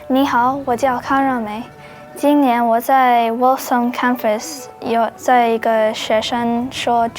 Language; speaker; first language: Chinese; non-native, learner; English